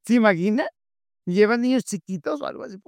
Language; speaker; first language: Spanish; native; Spanish